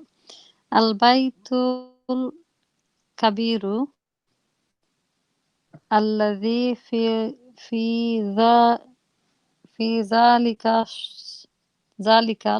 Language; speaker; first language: Arabic; non-native, learner; English